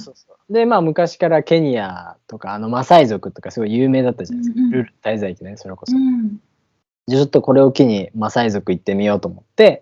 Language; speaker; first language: Japanese; native; Japanese